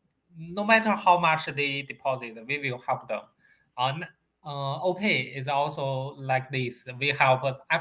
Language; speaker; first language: English; non-native, learner; Chinese